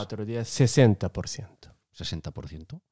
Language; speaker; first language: Spanish; non-native, learner; Japanese